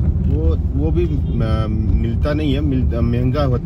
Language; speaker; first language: Hindi; non-native, local second language; Manipuri